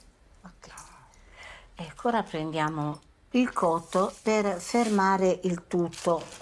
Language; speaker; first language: Italian; native; Italian